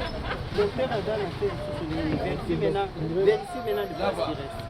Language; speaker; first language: French; non-native, local second language; Lingala